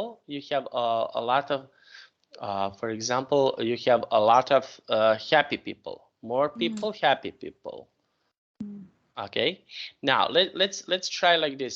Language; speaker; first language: English; non-native, fluent; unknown